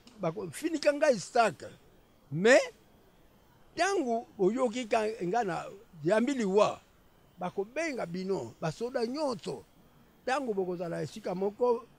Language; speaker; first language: Lingala; non-native, local second language; Kongo